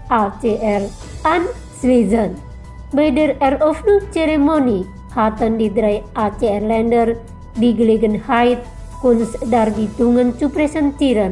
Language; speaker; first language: German; non-native, fluent; Indonesian